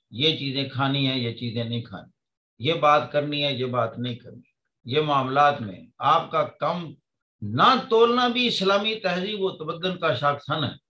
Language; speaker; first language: Urdu; non-native, local second language; Punjabi